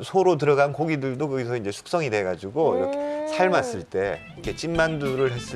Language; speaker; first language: Korean; native; Korean